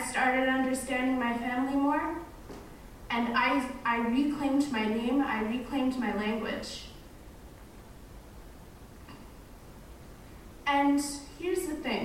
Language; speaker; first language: English; non-native, fluent; Arabic